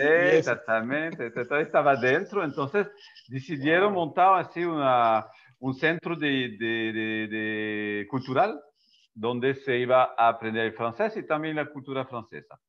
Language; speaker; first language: Spanish; non-native, fluent; French